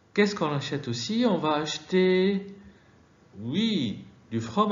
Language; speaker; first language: French; non-native, fluent; Arabic